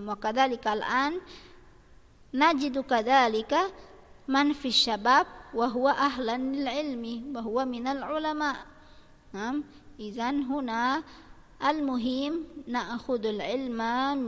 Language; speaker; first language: Arabic; non-native, fluent; Malay